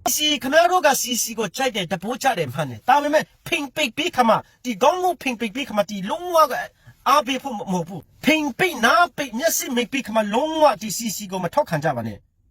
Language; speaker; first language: Burmese; non-native, local second language; Hakha Chin